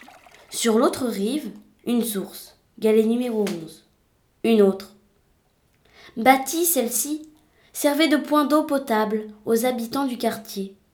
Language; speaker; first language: French; native; French